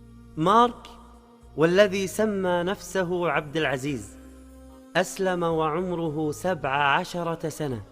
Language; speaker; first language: Arabic; native; Arabic